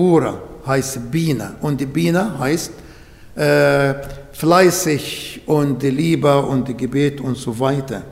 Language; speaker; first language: German; non-native, learner; Arabic